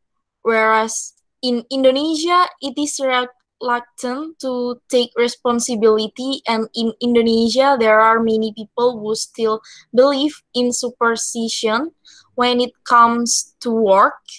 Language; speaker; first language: English; non-native, learner; Indonesian